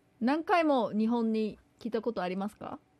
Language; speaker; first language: Japanese; native; Japanese